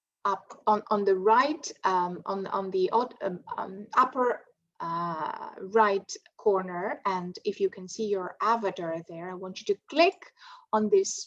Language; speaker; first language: English; non-native, fluent; Greek